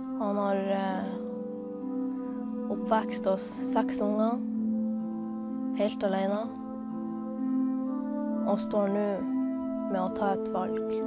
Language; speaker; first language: Norwegian; early bilingual, other home language; Somali